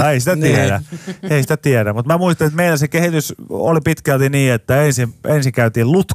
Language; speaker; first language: Finnish; native; Finnish